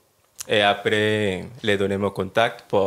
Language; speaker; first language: French; non-native, learner; Spanish